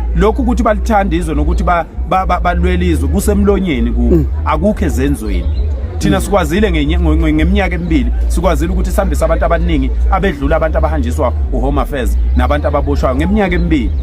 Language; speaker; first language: Zulu; native; Zulu